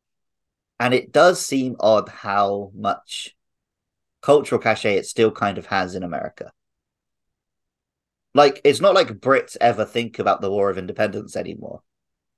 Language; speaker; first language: English; native; English